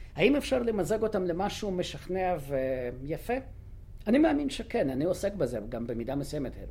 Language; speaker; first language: Hebrew; non-native, fluent; Russian